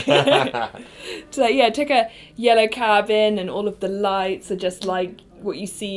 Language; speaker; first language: English; native; English